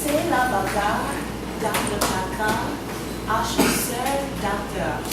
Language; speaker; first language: French; non-native, fluent; English